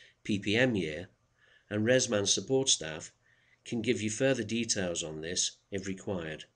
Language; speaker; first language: English; native; English